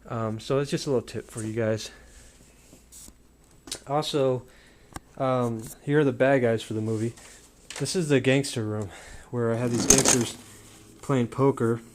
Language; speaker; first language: English; native; English